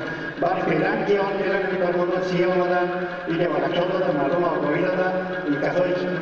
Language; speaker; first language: Persian; native; Persian